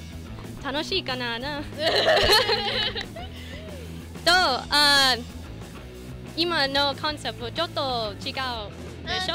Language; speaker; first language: Japanese; non-native, learner; English